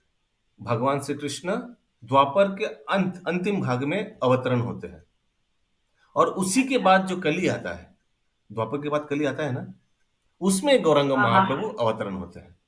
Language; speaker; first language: Hindi; non-native, local second language; Bangla